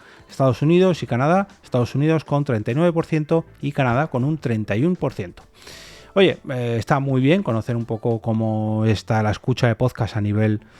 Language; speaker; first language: Spanish; native; Spanish